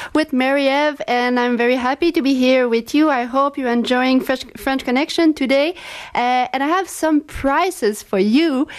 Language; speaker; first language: English; non-native, fluent; French